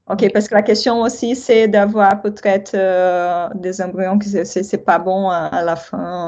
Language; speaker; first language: French; non-native, fluent; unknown